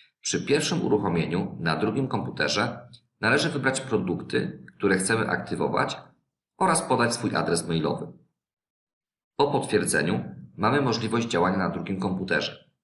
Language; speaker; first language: Polish; native; Polish